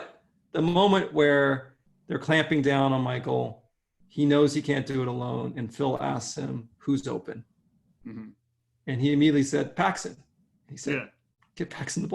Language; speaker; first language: English; native; English